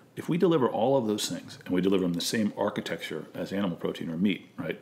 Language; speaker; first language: English; native; English